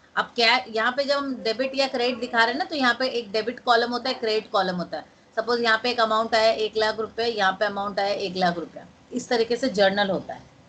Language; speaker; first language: Hindi; non-native, local second language; Bangla